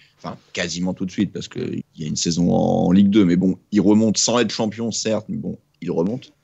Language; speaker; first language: French; native; French